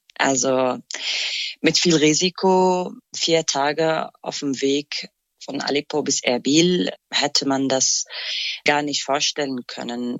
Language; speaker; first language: German; non-native, fluent; Kurdish